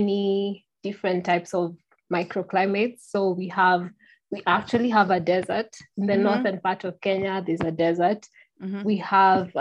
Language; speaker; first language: English; non-native, local second language; Kikuyu